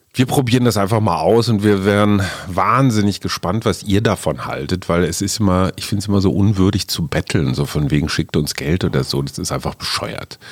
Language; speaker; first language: German; native; German